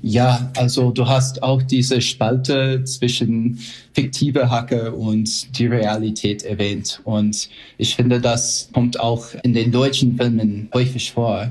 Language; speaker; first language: German; non-native, fluent; English